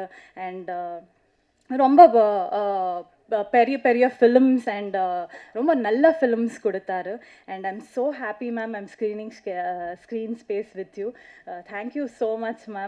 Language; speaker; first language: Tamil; non-native, learner; Kannada